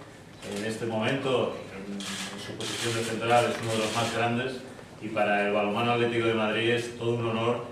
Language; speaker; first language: Spanish; native; Spanish